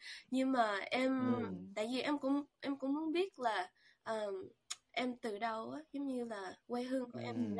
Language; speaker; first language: Vietnamese; early bilingual, heritage; Vietnamese